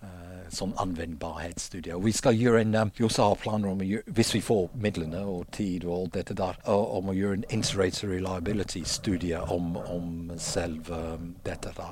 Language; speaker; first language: Norwegian; non-native, fluent; English